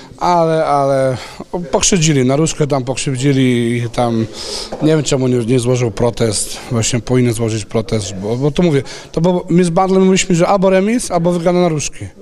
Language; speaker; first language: Polish; non-native, fluent; Serbian